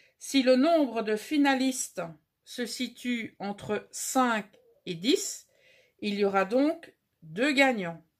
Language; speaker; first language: French; native; French